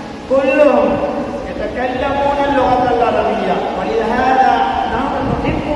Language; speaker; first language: Arabic; non-native, learner; Tamil